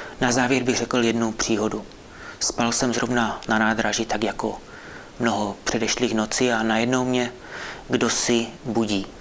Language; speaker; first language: Czech; native; Czech